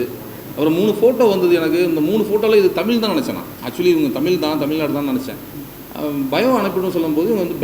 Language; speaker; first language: Tamil; native; Tamil